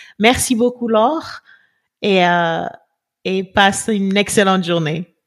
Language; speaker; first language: French; non-native, local second language; Wolof